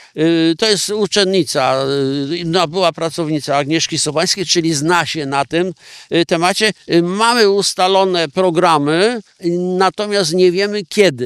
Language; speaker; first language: Polish; native; Polish